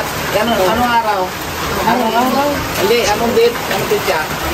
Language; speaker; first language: Filipino; non-native, learner; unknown